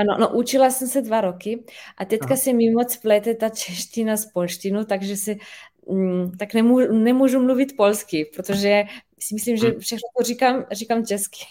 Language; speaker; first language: Czech; non-native, fluent; Slovenian